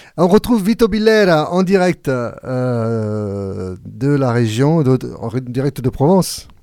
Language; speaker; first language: French; native; French